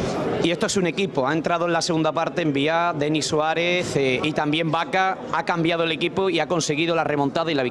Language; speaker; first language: Spanish; native; Spanish